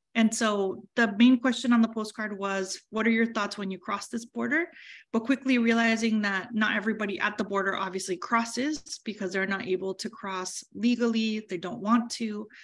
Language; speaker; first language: English; early bilingual, other home language; Spanish